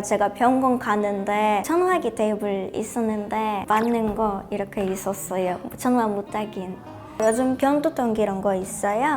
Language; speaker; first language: Korean; non-native, learner; Polish